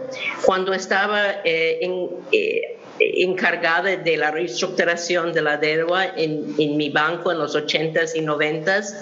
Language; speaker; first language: Spanish; non-native, fluent; English